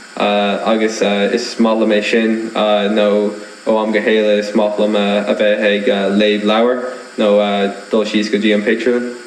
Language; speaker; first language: Irish; non-native, local second language; English